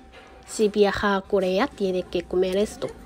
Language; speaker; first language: Spanish; non-native, learner; Korean